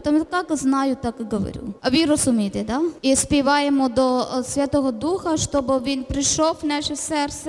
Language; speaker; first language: Ukrainian; non-native, learner; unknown